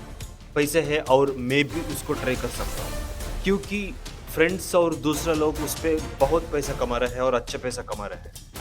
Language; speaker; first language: Hindi; non-native, local second language; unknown